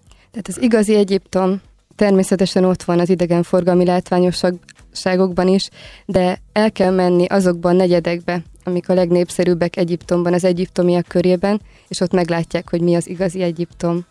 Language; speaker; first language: Hungarian; native; Hungarian